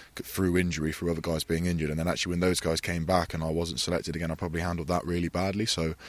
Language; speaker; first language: English; native; English